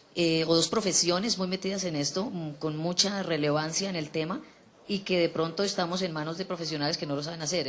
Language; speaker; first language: Spanish; native; Spanish